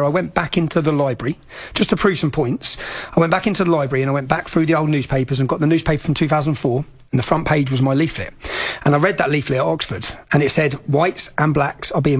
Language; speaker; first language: English; native; English